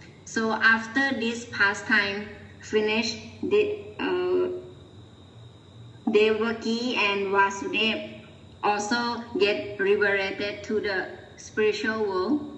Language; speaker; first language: English; non-native, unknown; Thai